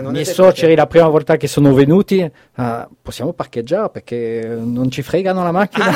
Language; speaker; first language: Italian; non-native, fluent; French